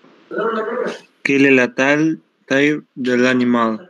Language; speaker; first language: French; non-native, learner; Spanish